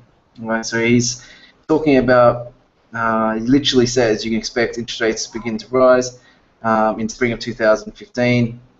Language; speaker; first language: English; native; English